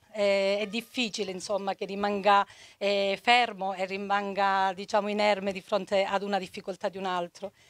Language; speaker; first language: Italian; native; Italian